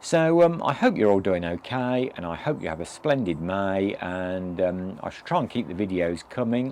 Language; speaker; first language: English; native; English